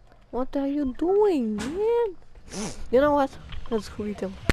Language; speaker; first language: English; non-native, learner; French